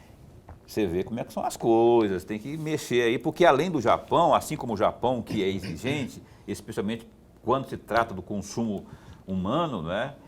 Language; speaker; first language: Portuguese; native; Portuguese